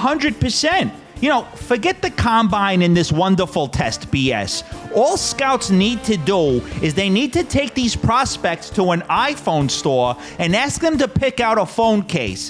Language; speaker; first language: English; native; English